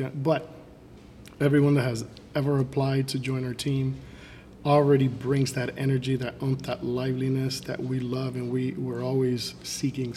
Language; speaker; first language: English; native; English